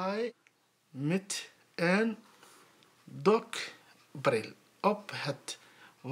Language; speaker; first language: Dutch; non-native, learner; Somali